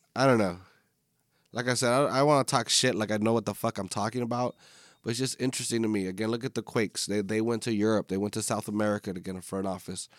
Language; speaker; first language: English; native; English